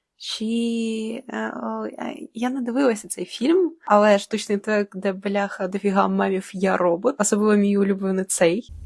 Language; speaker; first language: Ukrainian; non-native, local second language; Russian